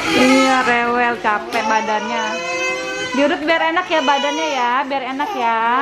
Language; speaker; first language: Indonesian; native; Indonesian